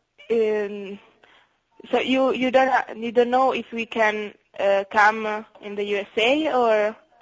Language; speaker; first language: English; non-native, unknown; Italian